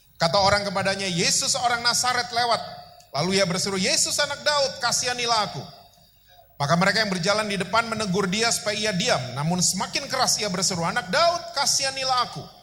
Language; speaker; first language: Indonesian; native; Indonesian